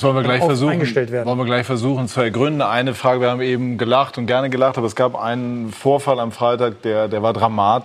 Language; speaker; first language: German; native; German